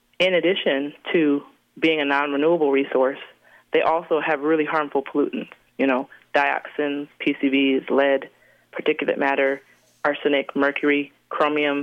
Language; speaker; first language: English; native; English